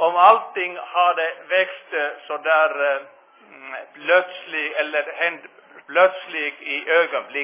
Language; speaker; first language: Swedish; non-native, fluent; Finnish